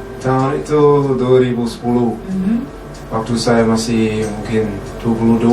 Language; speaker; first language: Indonesian; non-native, fluent; English